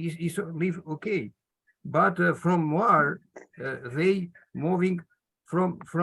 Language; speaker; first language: English; non-native, learner; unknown